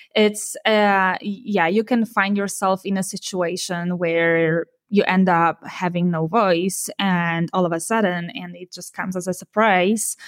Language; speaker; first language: English; non-native, fluent; Polish